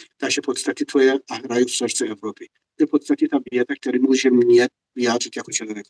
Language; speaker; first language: Czech; non-native, fluent; Persian